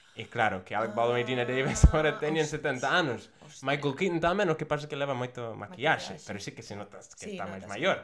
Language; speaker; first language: Galician; non-native, local second language; Spanish